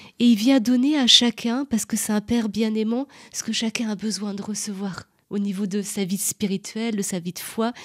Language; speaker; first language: French; native; French